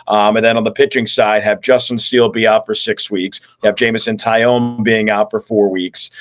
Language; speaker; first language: English; native; English